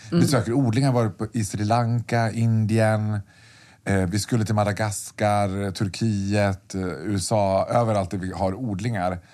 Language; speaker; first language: Swedish; native; Swedish